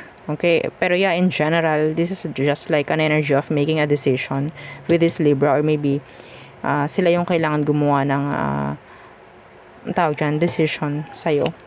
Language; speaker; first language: English; non-native, local second language; Filipino